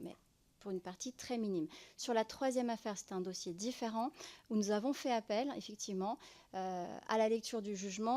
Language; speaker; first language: French; native; French